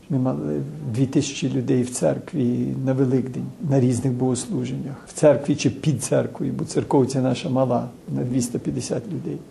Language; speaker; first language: Ukrainian; early bilingual, heritage; Ukrainian